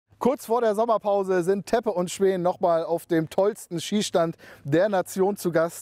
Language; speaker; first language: German; native; German